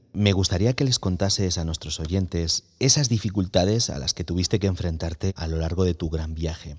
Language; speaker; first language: Spanish; native; Spanish